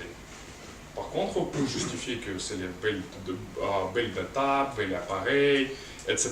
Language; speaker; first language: French; non-native, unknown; Russian